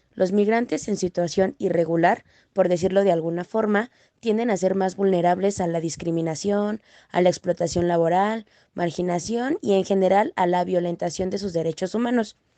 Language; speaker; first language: Spanish; native; Spanish